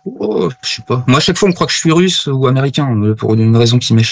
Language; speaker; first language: French; native; French